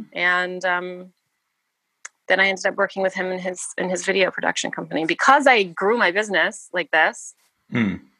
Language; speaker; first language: English; native; English